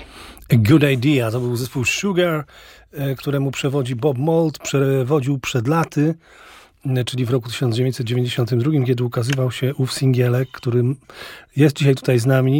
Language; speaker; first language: Polish; native; Polish